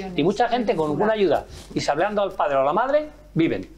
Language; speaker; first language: Spanish; native; Spanish